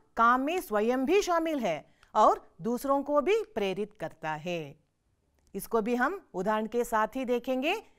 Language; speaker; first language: Hindi; non-native, local second language; Kannada